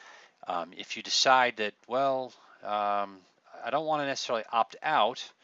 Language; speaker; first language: English; native; English